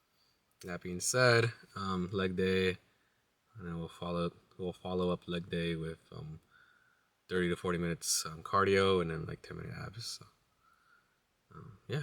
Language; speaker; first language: English; native; English